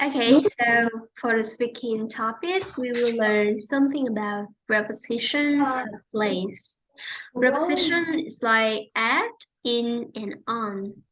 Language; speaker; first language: English; non-native, fluent; Vietnamese